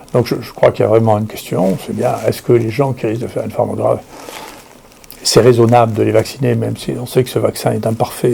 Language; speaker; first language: French; native; French